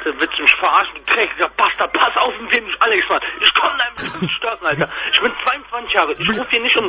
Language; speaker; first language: German; native; German